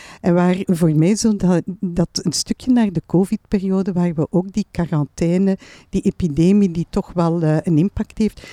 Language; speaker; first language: Dutch; native; Dutch